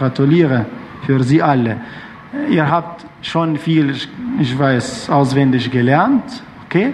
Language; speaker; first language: German; non-native, fluent; Arabic